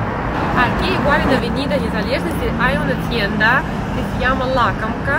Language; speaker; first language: Spanish; non-native, learner; Russian